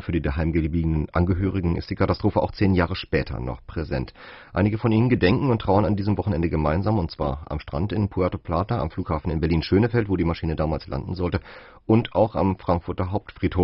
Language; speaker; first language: German; native; German